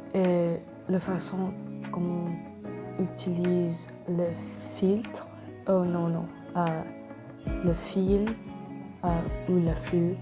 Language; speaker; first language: French; non-native, learner; English